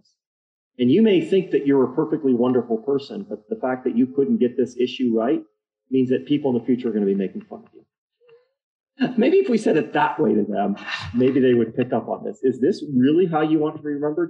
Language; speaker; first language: English; native; English